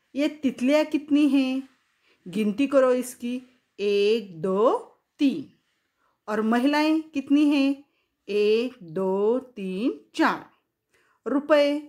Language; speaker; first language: Hindi; non-native, local second language; Marathi